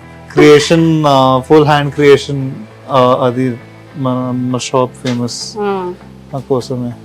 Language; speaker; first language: Telugu; non-native, local second language; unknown